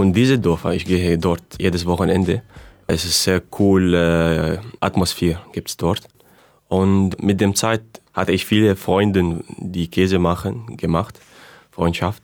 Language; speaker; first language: German; non-native, learner; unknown